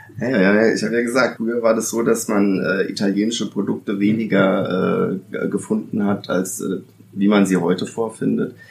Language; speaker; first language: German; early bilingual, other home language; Italian